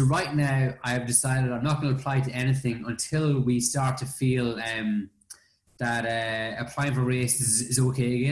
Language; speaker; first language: English; native; English